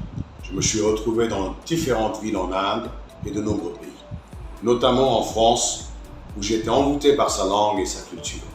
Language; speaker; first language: French; non-native, fluent; Hindi